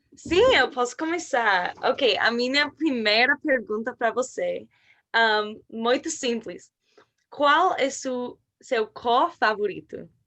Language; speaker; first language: Portuguese; non-native, learner; English